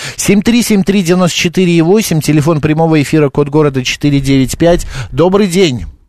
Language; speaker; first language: Russian; native; Russian